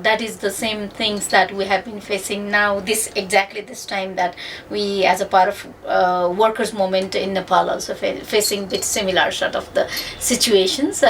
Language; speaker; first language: English; non-native, fluent; Nepali